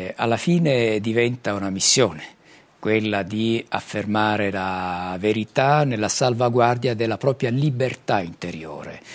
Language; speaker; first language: Italian; non-native, fluent; Arabic